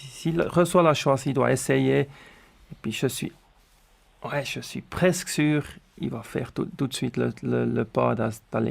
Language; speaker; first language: French; non-native, local second language; Swiss German